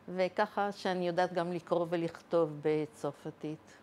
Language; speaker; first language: Hebrew; early bilingual, other home language; Arabic